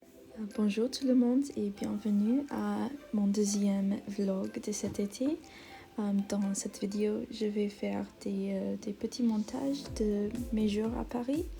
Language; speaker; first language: French; non-native, learner; English